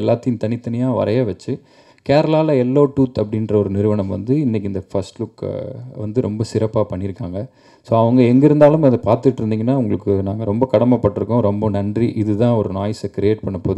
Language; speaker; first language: Tamil; native; Tamil